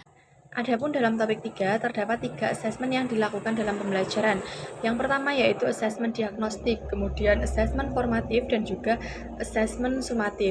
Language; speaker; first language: Indonesian; native; Indonesian